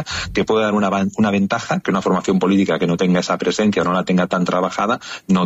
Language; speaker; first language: Spanish; native; Spanish